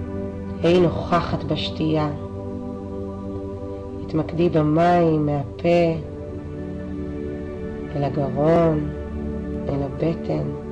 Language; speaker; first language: Hebrew; native; Hebrew